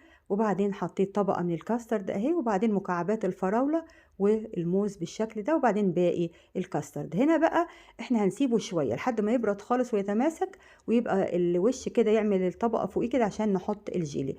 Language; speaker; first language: Arabic; native; Arabic